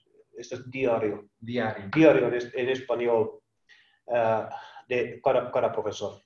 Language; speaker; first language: Spanish; non-native, learner; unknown